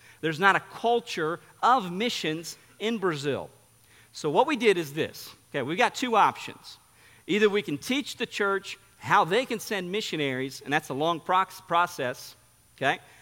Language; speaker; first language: English; early bilingual, heritage; English